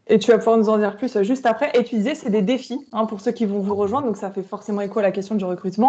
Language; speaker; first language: French; native; French